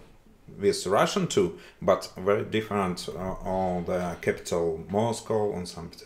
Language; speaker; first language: English; non-native, learner; Russian